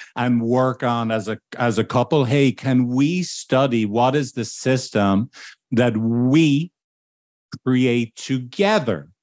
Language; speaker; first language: English; native; English